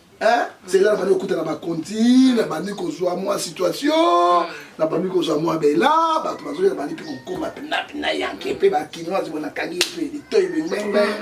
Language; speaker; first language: Lingala; native; Lingala